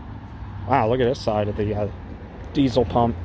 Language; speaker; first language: English; native; English